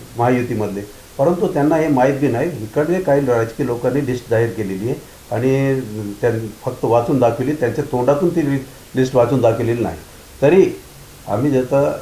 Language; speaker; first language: Marathi; non-native, local second language; Urdu